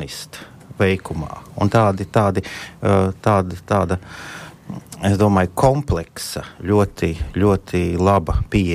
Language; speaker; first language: Latvian; native; Latvian